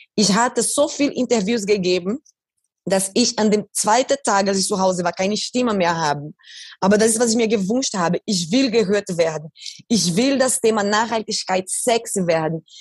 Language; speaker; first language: German; non-native, fluent; Portuguese